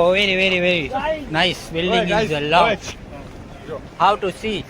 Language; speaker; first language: English; non-native, learner; Gujarati